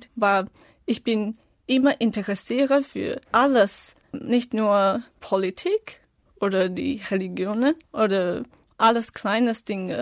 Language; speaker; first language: German; non-native, learner; Chinese